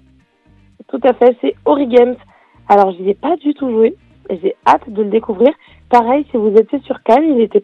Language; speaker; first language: French; native; French